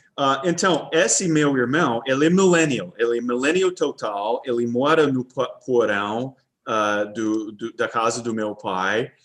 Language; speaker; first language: Portuguese; non-native, fluent; English